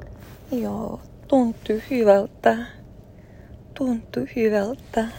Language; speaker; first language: Finnish; non-native, learner; English